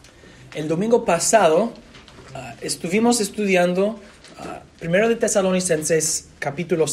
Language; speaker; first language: Spanish; non-native, fluent; English